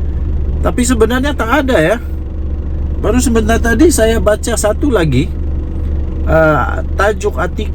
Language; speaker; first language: Malay; native; Malay